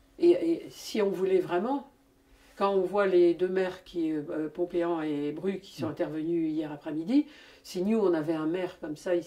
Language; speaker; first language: French; native; French